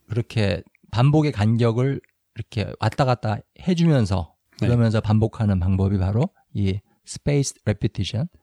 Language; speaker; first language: Korean; native; Korean